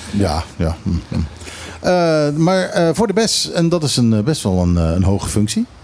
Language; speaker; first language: Dutch; native; Dutch